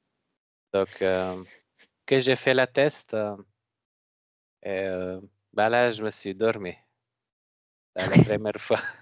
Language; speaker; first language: French; non-native, learner; Macedonian